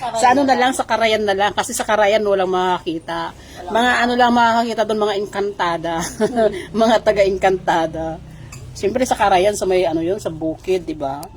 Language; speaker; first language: Filipino; non-native, local second language; Iloko